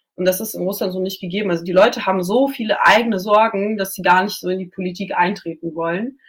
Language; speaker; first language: German; non-native, local second language; Russian